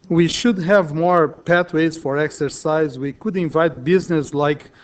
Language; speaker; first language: English; non-native, fluent; Portuguese